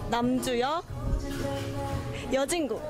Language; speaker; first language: Korean; native; Korean